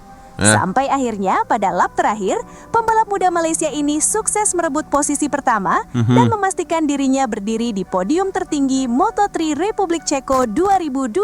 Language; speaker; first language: Indonesian; native; Indonesian